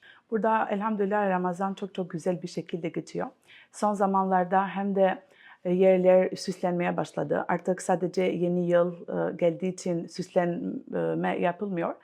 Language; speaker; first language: Turkish; non-native, fluent; Albanian